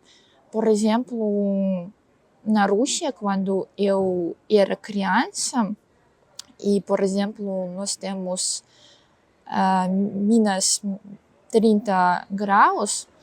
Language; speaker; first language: Portuguese; non-native, learner; Russian